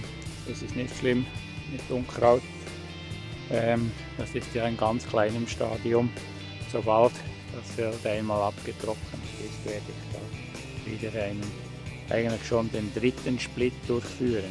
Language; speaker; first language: German; native; German